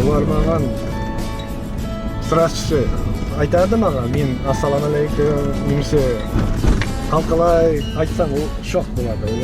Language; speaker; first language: Kazakh; non-native, learner; English